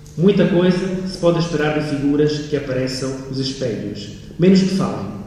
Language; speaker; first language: Portuguese; non-native, fluent; Italian